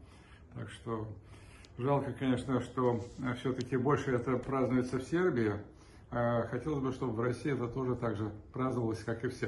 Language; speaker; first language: Russian; native; Russian